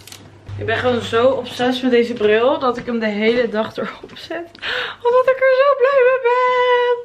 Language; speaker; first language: Dutch; native; Dutch